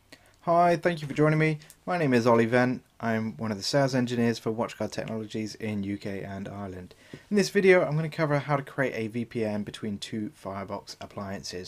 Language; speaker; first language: English; native; English